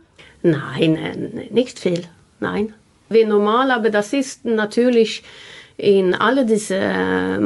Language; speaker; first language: German; non-native, learner; Swedish